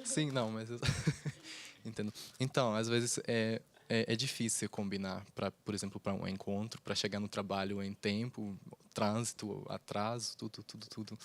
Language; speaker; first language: Portuguese; non-native, fluent; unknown